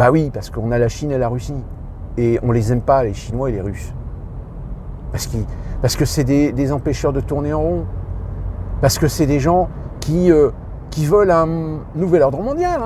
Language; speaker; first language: French; native; French